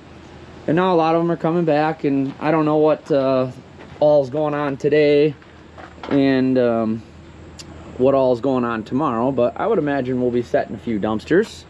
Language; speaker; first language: English; native; English